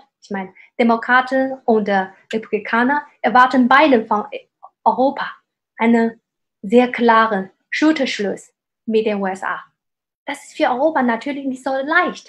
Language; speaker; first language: German; non-native, fluent; Chinese